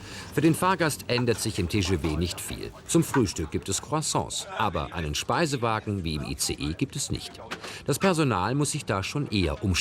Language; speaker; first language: German; native; German